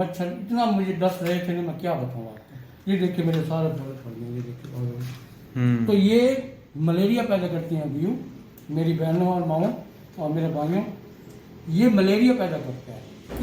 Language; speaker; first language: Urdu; non-native, local second language; Punjabi